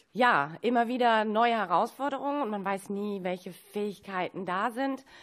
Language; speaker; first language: German; native; German